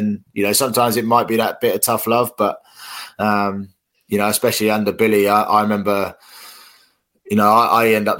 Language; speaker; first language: English; native; English